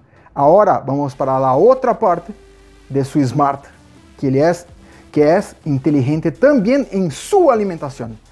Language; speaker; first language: Spanish; non-native, fluent; Portuguese